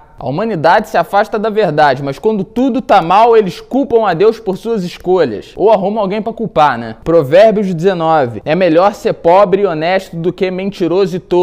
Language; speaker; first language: Portuguese; native; Portuguese